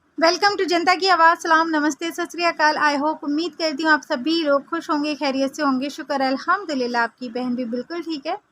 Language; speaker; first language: Hindi; native; Hindi